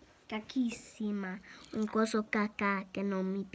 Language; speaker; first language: Italian; early bilingual, heritage; Italian